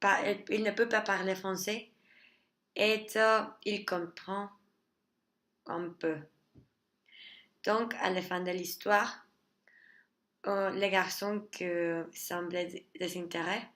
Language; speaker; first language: French; non-native, learner; Spanish